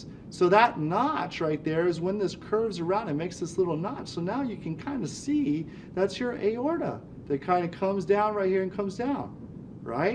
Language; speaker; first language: English; native; English